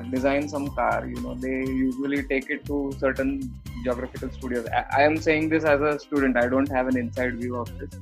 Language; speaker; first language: English; non-native, local second language; Marathi